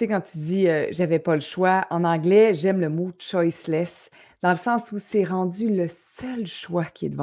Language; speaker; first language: French; native; French